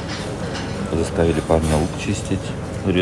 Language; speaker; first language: Russian; native; Russian